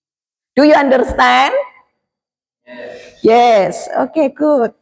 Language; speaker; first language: English; non-native, learner; Indonesian